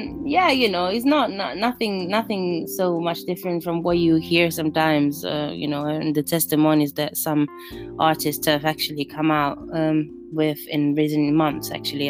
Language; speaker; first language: English; non-native, fluent; Italian